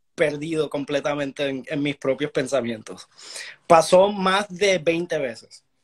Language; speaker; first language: Spanish; early bilingual, heritage; Spanish